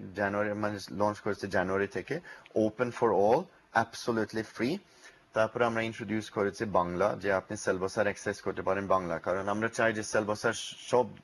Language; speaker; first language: Bangla; non-native, learner; English